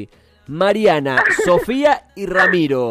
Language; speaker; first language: Spanish; native; Spanish